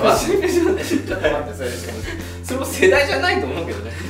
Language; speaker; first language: Japanese; native; Japanese